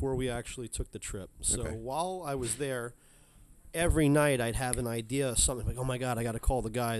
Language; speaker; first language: English; native; English